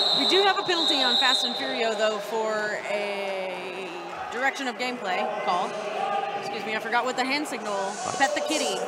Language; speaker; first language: English; native; English